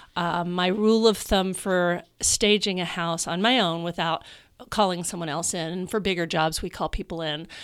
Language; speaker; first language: English; native; English